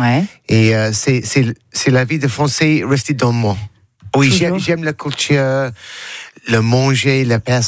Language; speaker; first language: French; non-native, learner; English